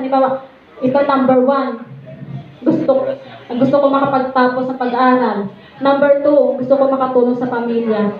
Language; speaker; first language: Filipino; native; Filipino